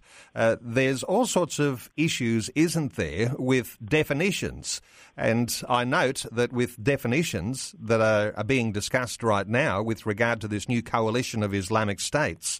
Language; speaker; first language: English; native; English